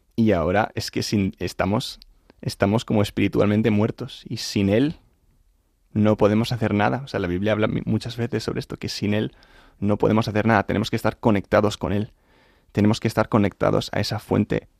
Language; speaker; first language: Spanish; native; Spanish